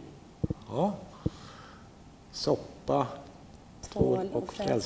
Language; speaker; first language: Swedish; native; Swedish